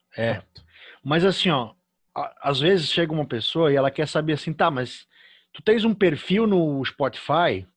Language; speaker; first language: Portuguese; native; Portuguese